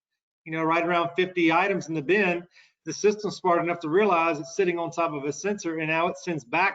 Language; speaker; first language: English; native; English